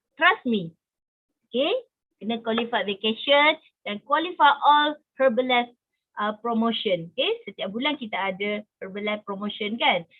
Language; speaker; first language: Malay; native; Malay